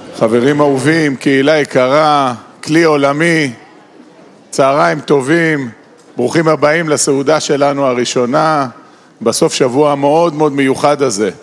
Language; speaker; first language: Hebrew; early bilingual, other home language; Russian